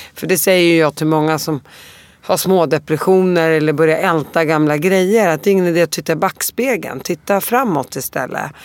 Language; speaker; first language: Swedish; early bilingual, other home language; Arabic